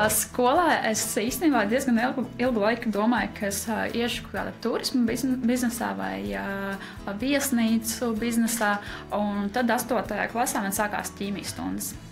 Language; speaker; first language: Latvian; non-native, local second language; Russian